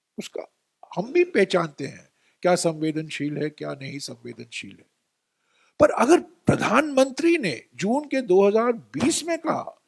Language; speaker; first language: Hindi; non-native, local second language; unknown